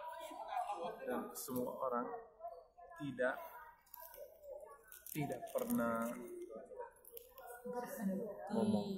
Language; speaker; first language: Indonesian; non-native, learner; Dutch